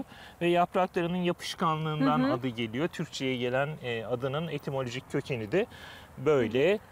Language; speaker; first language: Turkish; native; Turkish